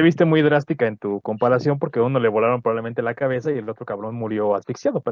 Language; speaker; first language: Spanish; native; Spanish